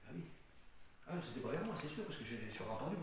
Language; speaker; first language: French; native; French